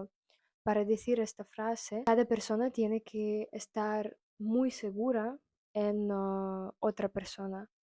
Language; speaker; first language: Spanish; non-native, fluent; Russian